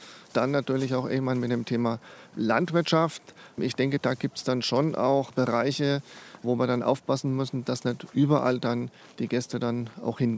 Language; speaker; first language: German; native; German